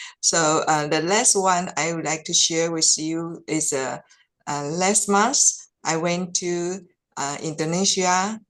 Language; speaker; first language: English; non-native, fluent; Chinese